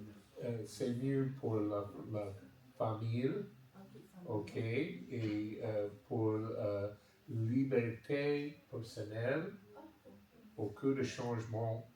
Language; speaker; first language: French; non-native, learner; English